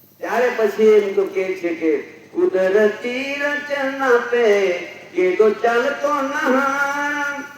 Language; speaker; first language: Gujarati; non-native, local second language; Bhili